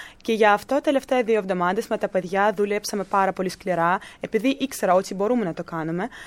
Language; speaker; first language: Greek; non-native, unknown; Ukrainian